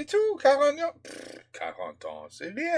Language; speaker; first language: French; non-native, learner; English